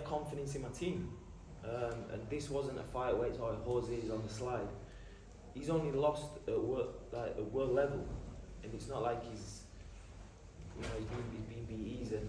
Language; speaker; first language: English; native; English